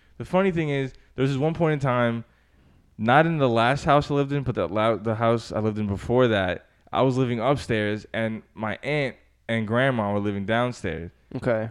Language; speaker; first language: English; early bilingual, other home language; Spanish